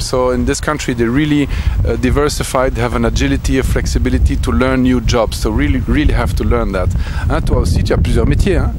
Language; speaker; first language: English; non-native, fluent; French